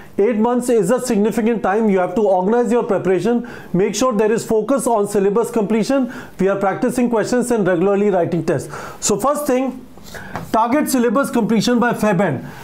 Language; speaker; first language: English; non-native, local second language; Hindi